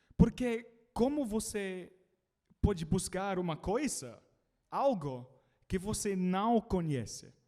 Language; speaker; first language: Portuguese; non-native, learner; English